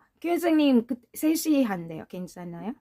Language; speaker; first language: Korean; non-native, fluent; Filipino